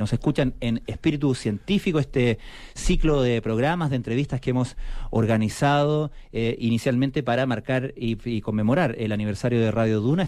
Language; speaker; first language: Spanish; native; Spanish